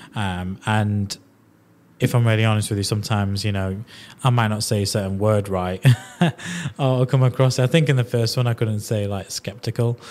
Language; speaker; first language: English; native; English